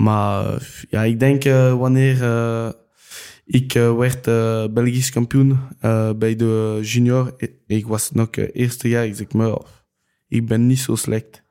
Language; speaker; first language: Dutch; non-native, local second language; French